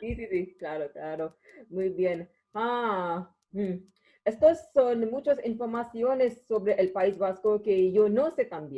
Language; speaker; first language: Spanish; non-native, learner; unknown